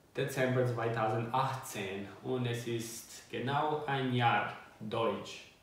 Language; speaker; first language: German; non-native, learner; Albanian